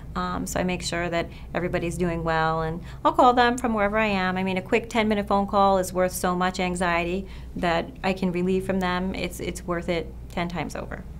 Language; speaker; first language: English; native; English